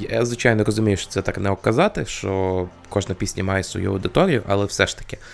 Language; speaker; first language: Ukrainian; native; Ukrainian